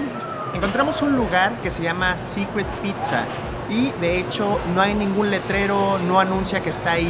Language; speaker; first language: Spanish; native; Spanish